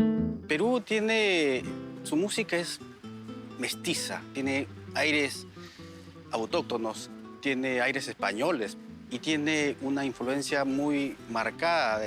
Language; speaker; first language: Spanish; native; Spanish